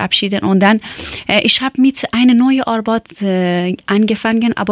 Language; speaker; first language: German; non-native, learner; Persian